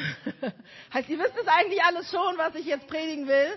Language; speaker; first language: German; native; German